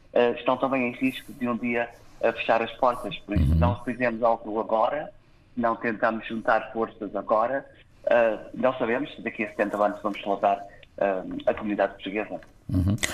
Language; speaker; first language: Portuguese; early bilingual, heritage; English